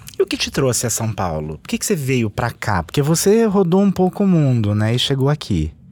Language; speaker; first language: Portuguese; native; Portuguese